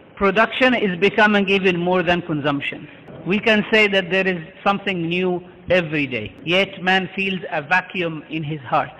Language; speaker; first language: English; non-native, fluent; Arabic